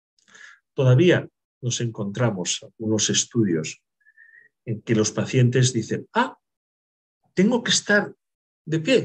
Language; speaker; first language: Spanish; native; Spanish